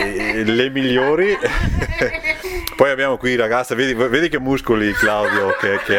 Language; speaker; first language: Italian; native; Italian